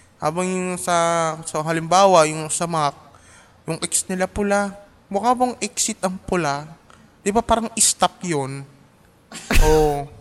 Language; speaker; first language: Filipino; non-native, local second language; Cebuano